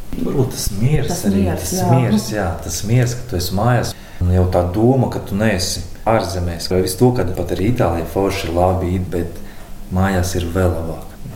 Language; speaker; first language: Latvian; non-native, local second language; Russian